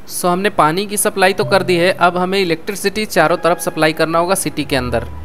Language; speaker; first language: Hindi; native; Hindi